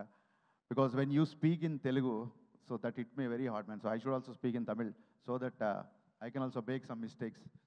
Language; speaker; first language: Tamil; non-native, learner; Telugu